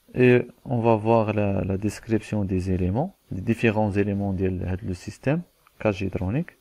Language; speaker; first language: French; non-native, local second language; Arabic